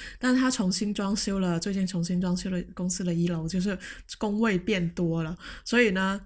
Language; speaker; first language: Chinese; non-native, local second language; Cantonese